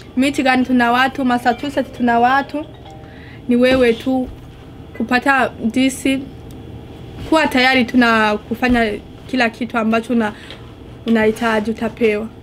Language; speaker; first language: Swahili; non-native, local second language; Rundi